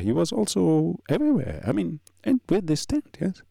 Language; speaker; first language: English; non-native, fluent; German